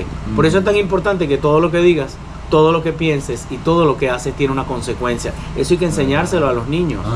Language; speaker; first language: Spanish; native; Spanish